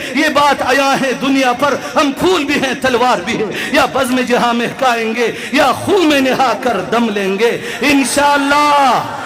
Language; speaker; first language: Urdu; non-native, local second language; Pashto